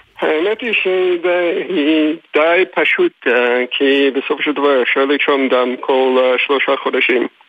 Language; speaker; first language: Hebrew; non-native, fluent; English